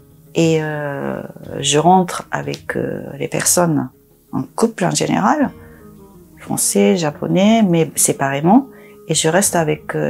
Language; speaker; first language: French; non-native, fluent; Japanese